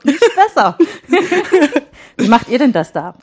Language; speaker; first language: German; native; German